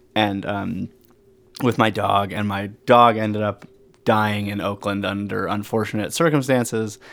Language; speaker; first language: English; native; English